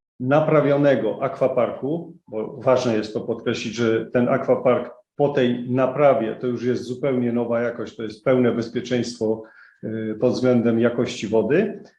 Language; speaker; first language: Polish; native; Polish